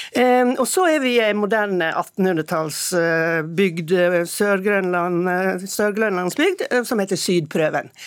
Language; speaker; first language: Norwegian; native; Norwegian